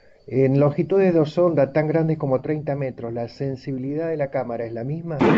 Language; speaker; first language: Spanish; native; Spanish